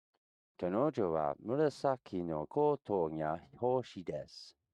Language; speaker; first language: Japanese; non-native, learner; English